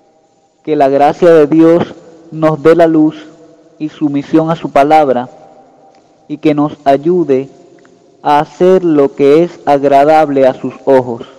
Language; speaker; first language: Spanish; native; Spanish